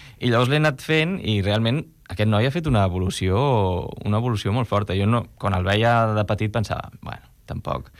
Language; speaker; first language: Catalan; non-native, local second language; Spanish